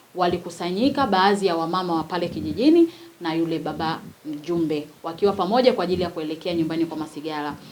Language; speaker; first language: Swahili; native; Swahili